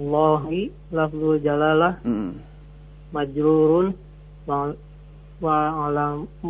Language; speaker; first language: Arabic; non-native, learner; Indonesian